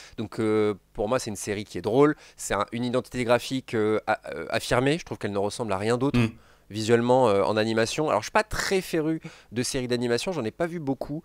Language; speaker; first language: French; native; French